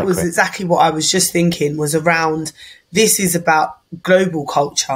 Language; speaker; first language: English; native; English